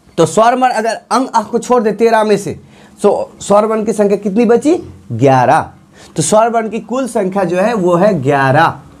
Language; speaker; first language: Hindi; non-native, local second language; Bangla